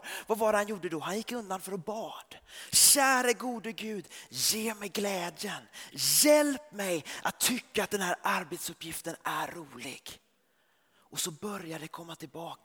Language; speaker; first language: Swedish; early bilingual, heritage; Swedish